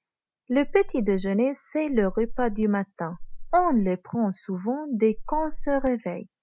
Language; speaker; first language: French; non-native, fluent; Arabic